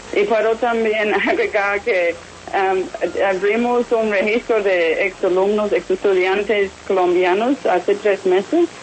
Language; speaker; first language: Spanish; non-native, fluent; English